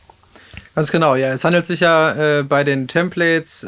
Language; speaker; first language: German; native; German